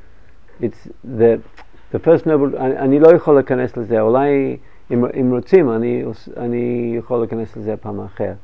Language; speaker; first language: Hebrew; non-native, fluent; English